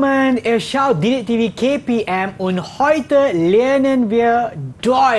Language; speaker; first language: German; non-native, learner; Malay